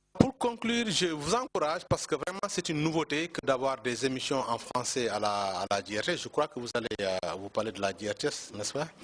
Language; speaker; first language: French; non-native, local second language; Wolof